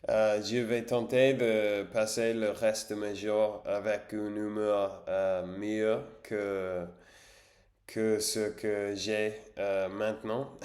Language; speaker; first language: French; non-native, learner; English